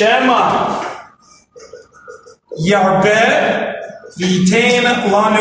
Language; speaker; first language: Hebrew; non-native, fluent; English